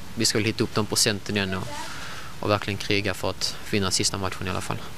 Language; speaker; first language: Swedish; native; Swedish